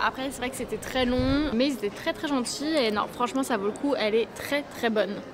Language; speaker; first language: French; native; French